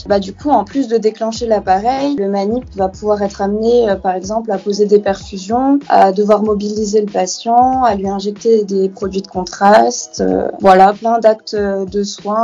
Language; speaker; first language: French; native; French